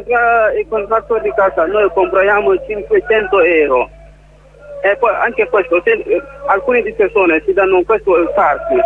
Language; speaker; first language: Italian; non-native, learner; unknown